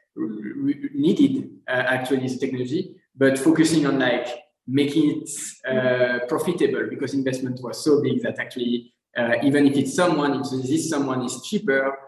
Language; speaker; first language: English; non-native, fluent; French